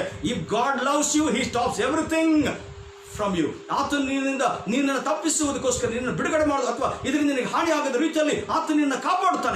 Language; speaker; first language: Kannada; native; Kannada